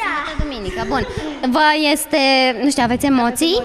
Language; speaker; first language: Romanian; native; Romanian